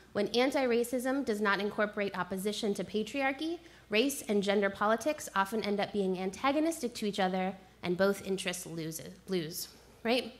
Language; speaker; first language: English; native; English